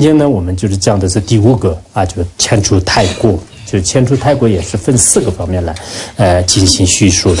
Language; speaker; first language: Chinese; non-native, local second language; Tibetan